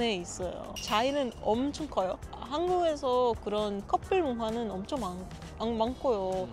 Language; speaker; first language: Korean; non-native, learner; Papiamento